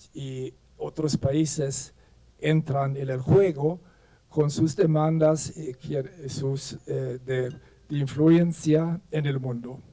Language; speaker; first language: Spanish; non-native, fluent; Swedish